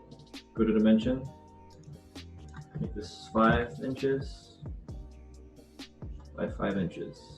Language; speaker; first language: English; native; English